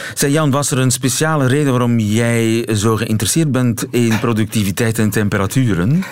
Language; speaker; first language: Dutch; native; Dutch